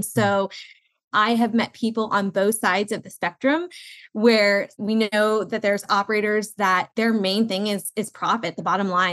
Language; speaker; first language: English; native; English